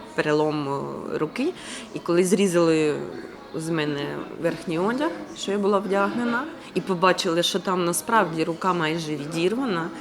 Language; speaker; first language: Ukrainian; native; Ukrainian